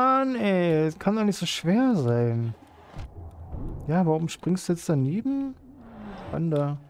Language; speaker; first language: German; native; German